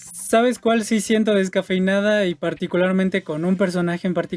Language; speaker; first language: Spanish; native; Spanish